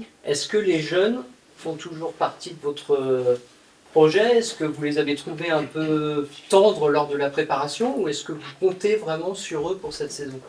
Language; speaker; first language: French; native; French